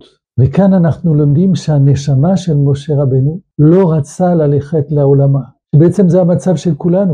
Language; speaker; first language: Hebrew; non-native, fluent; French